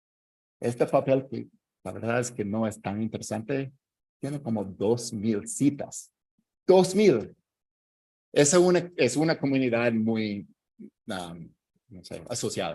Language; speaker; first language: Spanish; non-native, fluent; English